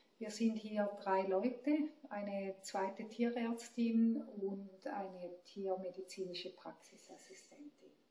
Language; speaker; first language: German; native; German